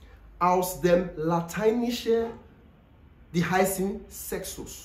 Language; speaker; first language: German; non-native, learner; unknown